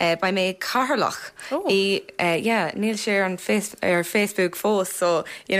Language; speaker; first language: Irish; non-native, local second language; English